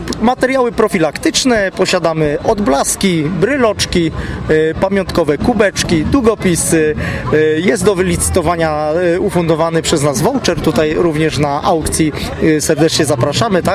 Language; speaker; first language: Polish; native; Polish